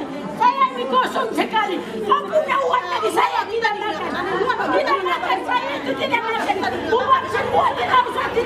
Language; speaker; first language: Indonesian; non-native, local second language; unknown